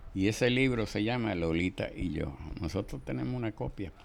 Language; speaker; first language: Spanish; native; Spanish